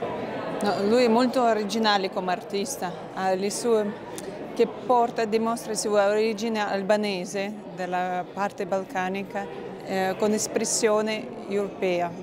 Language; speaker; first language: Italian; non-native, fluent; Albanian